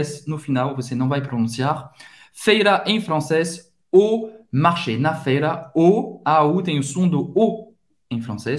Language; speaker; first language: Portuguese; non-native, fluent; French